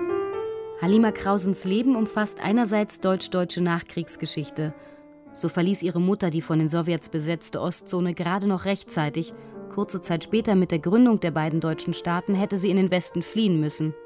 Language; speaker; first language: German; native; German